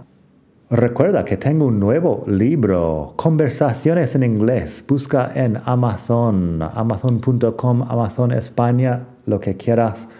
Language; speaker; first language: Spanish; non-native, fluent; English